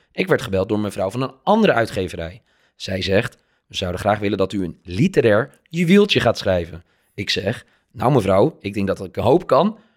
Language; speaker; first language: Dutch; native; Dutch